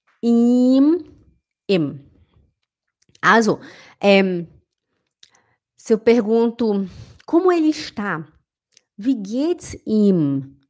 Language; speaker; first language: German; non-native, fluent; Portuguese